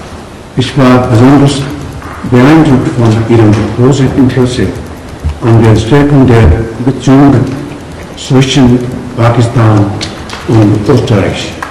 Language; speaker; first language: German; non-native, learner; Punjabi